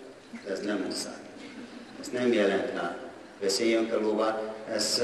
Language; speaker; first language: Hungarian; non-native, learner; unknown